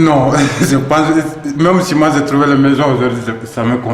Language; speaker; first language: French; native; French